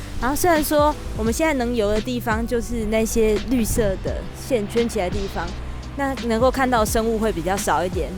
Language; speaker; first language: Chinese; native; Chinese